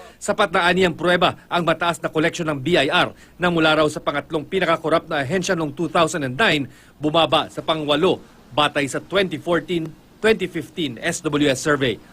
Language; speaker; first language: Filipino; native; Filipino